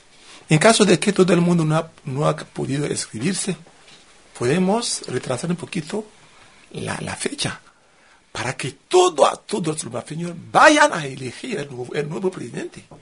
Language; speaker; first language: Spanish; non-native, fluent; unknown